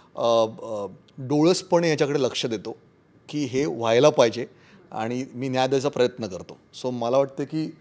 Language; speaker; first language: Marathi; native; Marathi